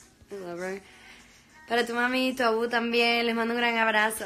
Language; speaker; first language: Spanish; early bilingual, heritage; Spanish